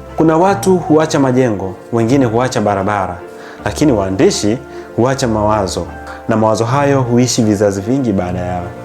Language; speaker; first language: Swahili; native; Swahili